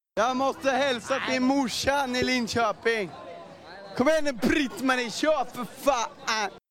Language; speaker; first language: Swedish; native; Swedish